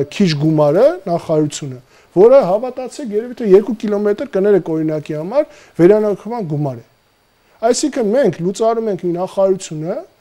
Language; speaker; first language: Armenian; native; Armenian